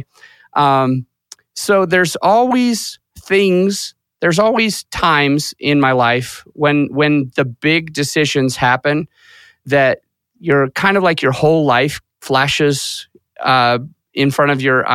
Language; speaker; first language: English; native; English